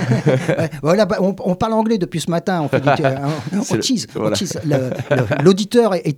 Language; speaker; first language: French; native; French